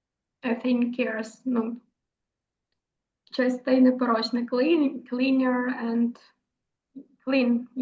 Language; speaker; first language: English; non-native, learner; Ukrainian